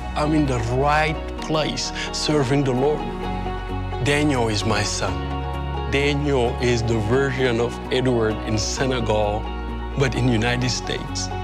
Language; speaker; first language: English; early bilingual, other home language; Wolof